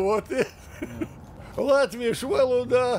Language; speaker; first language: Latvian; non-native, learner; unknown